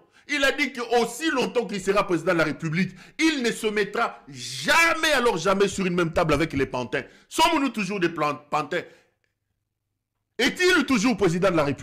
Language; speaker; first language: French; non-native, local second language; Lingala